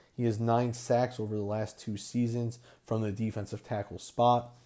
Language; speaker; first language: English; native; English